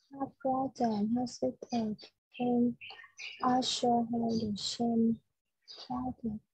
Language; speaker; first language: English; non-native, learner; Vietnamese